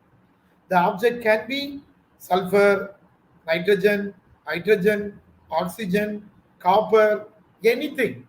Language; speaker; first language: English; non-native, local second language; Tamil